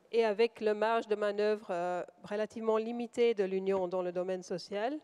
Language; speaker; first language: French; non-native, fluent; English